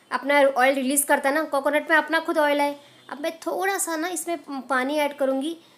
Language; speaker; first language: Hindi; native; Hindi